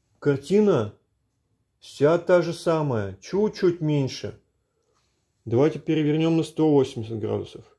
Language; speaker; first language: Russian; native; Russian